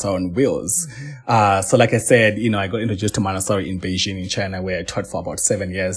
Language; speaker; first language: English; non-native, local second language; Shona